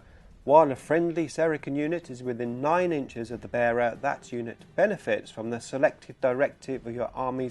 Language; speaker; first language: English; native; English